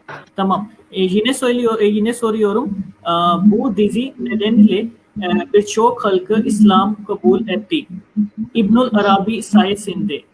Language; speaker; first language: Turkish; non-native, fluent; Urdu